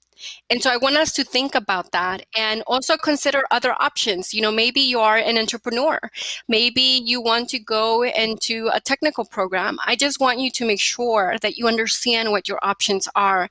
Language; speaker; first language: English; early bilingual, other home language; Spanish